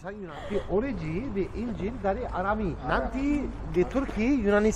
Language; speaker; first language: Indonesian; non-native, learner; Turkish